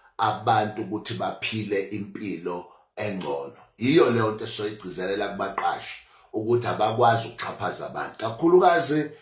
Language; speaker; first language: Zulu; native; Zulu